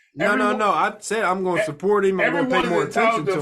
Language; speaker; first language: English; native; English